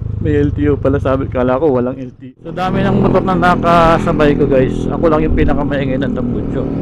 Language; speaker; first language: Filipino; native; Filipino